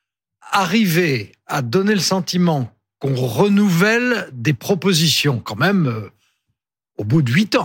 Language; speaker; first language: French; native; French